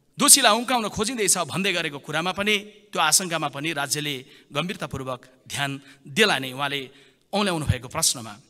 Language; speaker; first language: Nepali; native; Nepali